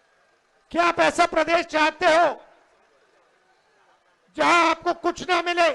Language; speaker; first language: Hindi; native; Hindi